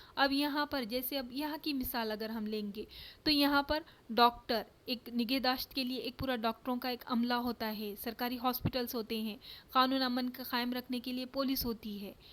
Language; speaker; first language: Urdu; native; Urdu